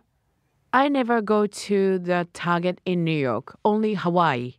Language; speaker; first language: English; non-native, learner; Japanese